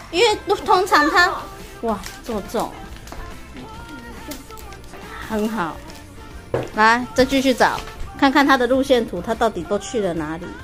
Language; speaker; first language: Chinese; native; Chinese